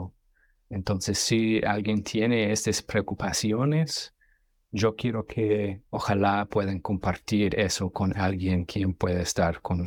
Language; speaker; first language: Spanish; non-native, fluent; English